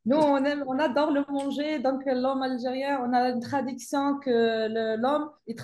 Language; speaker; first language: French; non-native, local second language; Arabic